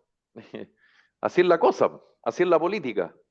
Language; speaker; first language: Spanish; native; Spanish